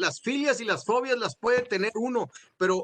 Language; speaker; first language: Spanish; native; Spanish